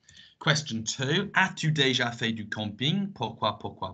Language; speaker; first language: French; non-native, fluent; English